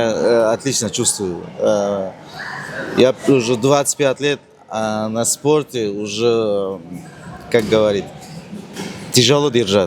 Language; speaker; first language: Russian; non-native, learner; Uzbek